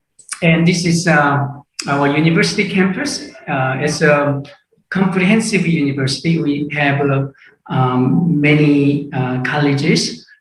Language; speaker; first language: English; non-native, fluent; Korean